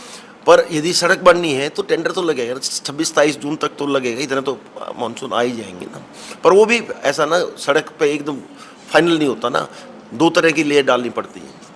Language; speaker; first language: Hindi; native; Hindi